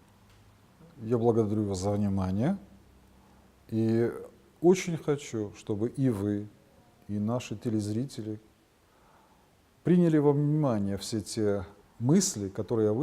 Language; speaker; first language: Russian; non-native, local second language; Ossetic